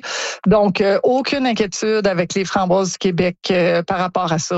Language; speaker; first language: French; native; French